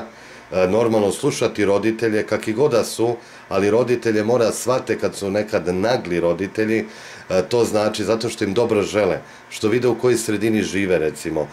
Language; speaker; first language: Bosnian; native; Bosnian